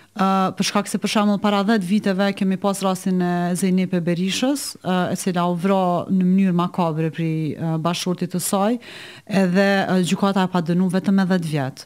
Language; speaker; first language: Albanian; native; Albanian